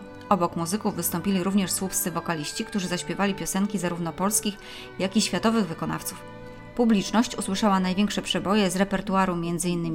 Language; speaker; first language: Polish; native; Polish